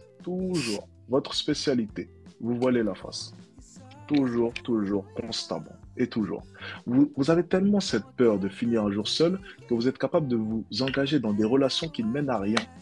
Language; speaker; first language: French; native; French